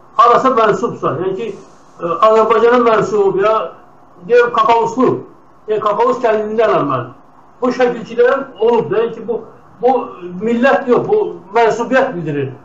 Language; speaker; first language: Azerbaijani; non-native, local second language; Talysh